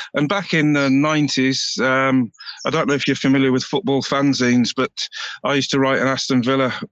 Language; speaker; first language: English; native; English